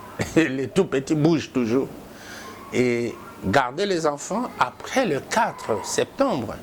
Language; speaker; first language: French; non-native, local second language; Lingala